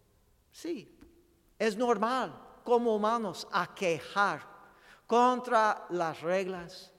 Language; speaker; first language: Spanish; non-native, fluent; English